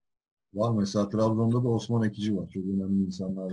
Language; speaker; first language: Turkish; native; Turkish